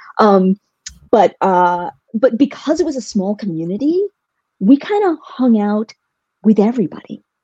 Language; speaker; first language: English; early bilingual, other home language; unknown